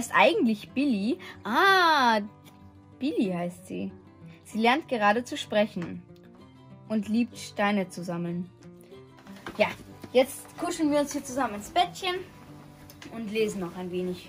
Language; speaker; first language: German; native; German